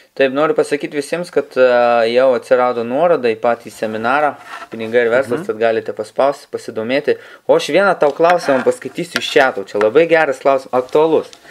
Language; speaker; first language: Lithuanian; native; Lithuanian